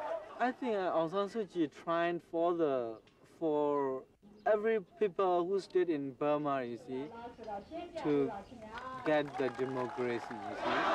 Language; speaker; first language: English; non-native, learner; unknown